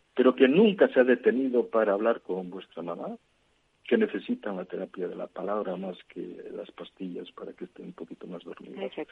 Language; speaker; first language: Spanish; native; Spanish